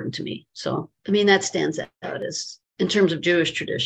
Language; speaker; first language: English; native; English